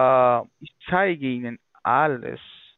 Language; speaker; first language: German; non-native, fluent; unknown